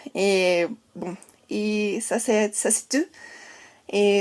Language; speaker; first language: French; non-native, learner; Spanish